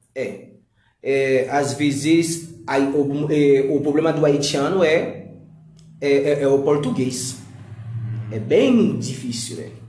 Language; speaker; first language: Portuguese; non-native, learner; Haitian Creole